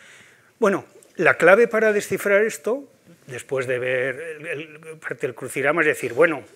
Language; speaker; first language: Spanish; native; Spanish